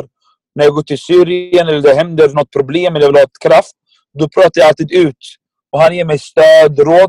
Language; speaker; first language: Swedish; non-native, fluent; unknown